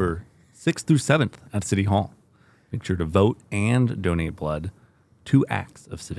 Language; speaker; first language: English; native; English